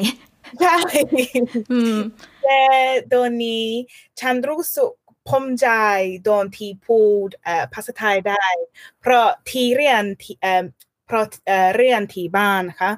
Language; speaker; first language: Thai; non-native, learner; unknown